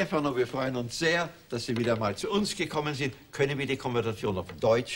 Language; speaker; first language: German; native; German